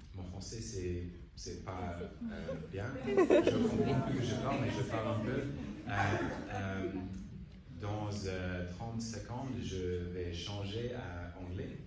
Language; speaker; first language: French; non-native, learner; English